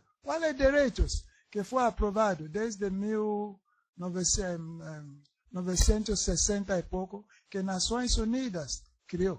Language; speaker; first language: Portuguese; non-native, learner; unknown